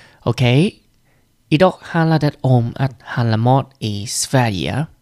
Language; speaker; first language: Swedish; non-native, learner; Vietnamese